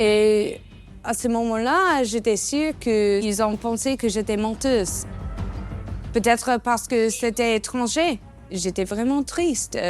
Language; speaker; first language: French; non-native, learner; English